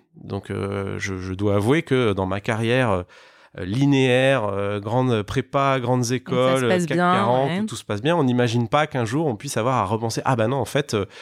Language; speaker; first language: French; native; French